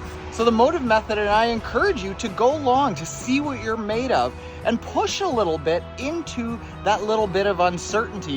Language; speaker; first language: English; native; English